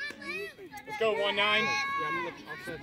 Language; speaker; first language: English; native; English